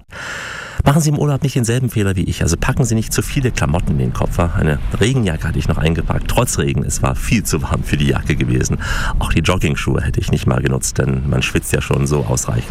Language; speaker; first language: German; native; German